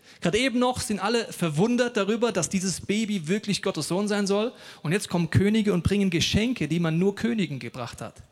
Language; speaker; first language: German; native; German